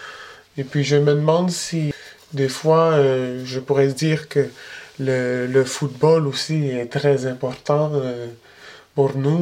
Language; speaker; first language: French; early bilingual, other home language; Spanish